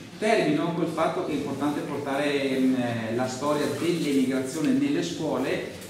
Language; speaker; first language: Italian; native; Italian